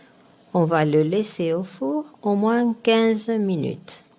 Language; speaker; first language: French; non-native, fluent; Spanish